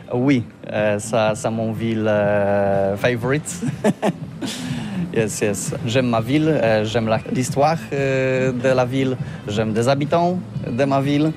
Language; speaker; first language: French; non-native, learner; Polish